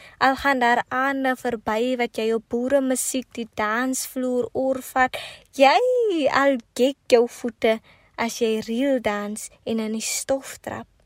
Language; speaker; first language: Afrikaans; native; Afrikaans